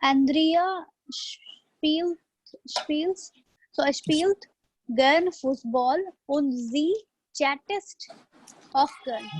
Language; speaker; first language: German; non-native, learner; Hindi